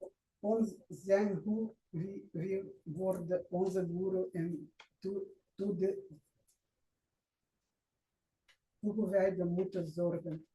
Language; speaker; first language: Dutch; non-native, learner; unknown